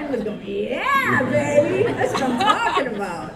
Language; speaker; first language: English; native; English